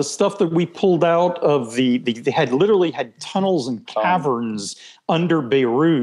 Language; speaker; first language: English; non-native, fluent; Hebrew